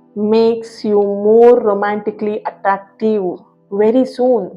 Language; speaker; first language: English; non-native, local second language; Kannada